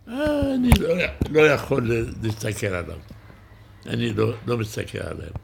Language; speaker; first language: Hebrew; non-native, local second language; Arabic